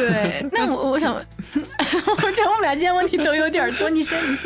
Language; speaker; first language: Chinese; native; Chinese